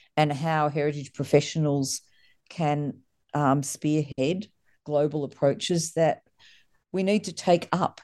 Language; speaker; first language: English; native; English